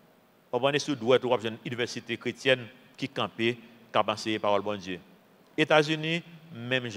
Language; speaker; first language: French; non-native, local second language; Haitian Creole